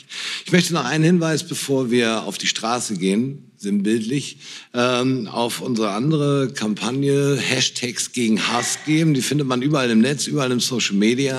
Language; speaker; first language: German; native; German